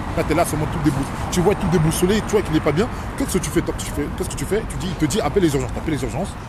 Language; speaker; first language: French; native; French